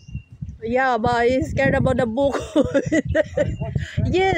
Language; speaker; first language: English; non-native, learner; Filipino